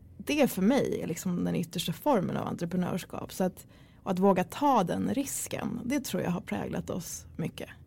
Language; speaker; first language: Swedish; early bilingual, other home language; Kurdish